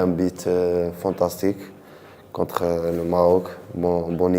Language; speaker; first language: French; non-native, local second language; Arabic